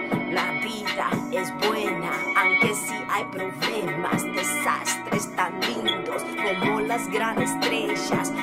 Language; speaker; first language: Spanish; early bilingual, heritage; Spanish